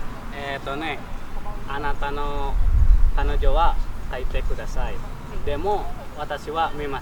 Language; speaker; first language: Japanese; non-native, learner; Indonesian